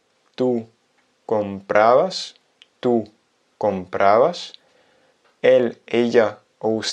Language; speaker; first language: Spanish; non-native, fluent; French